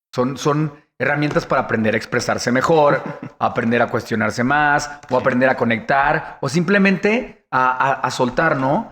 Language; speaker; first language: Spanish; native; Spanish